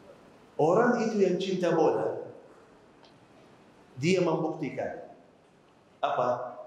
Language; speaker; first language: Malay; non-native, fluent; Arabic